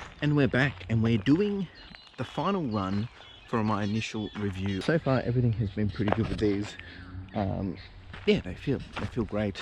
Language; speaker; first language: English; native; English